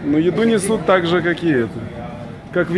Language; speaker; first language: Russian; native; Russian